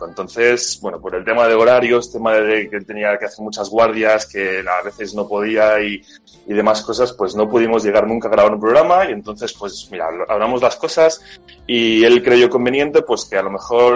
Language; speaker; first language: Spanish; native; Spanish